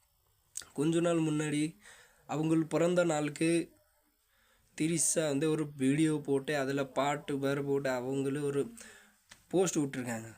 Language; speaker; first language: Tamil; non-native, fluent; Nepali